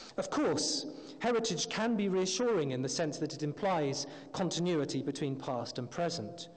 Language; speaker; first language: English; native; English